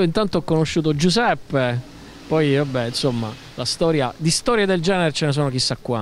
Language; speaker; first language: Italian; native; Italian